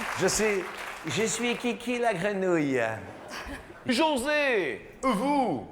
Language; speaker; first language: French; native; French